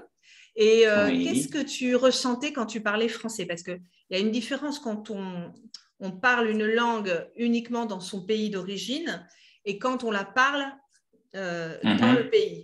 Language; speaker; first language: French; native; French